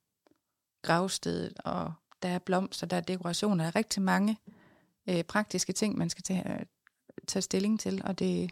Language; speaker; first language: Danish; native; Danish